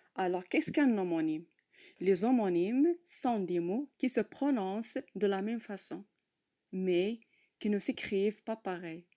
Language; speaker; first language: French; non-native, local second language; Arabic